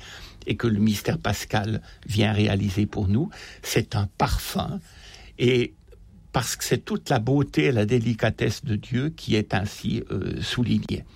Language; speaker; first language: French; native; French